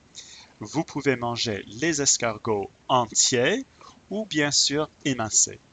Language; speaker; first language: French; non-native, fluent; English